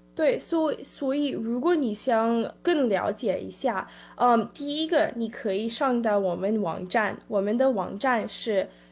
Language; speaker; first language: Chinese; early bilingual, heritage; English